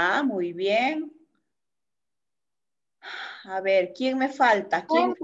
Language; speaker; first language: Spanish; native; Spanish